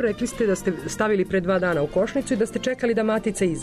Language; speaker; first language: Serbian; native; Serbian